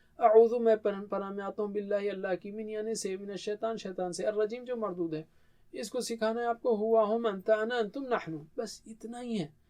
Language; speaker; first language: Urdu; native; Urdu